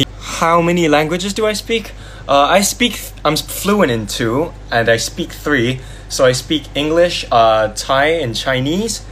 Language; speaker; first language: English; non-native, fluent; Thai